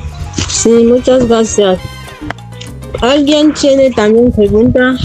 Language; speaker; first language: Spanish; non-native, fluent; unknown